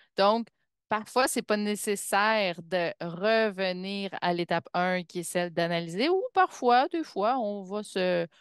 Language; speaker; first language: French; native; French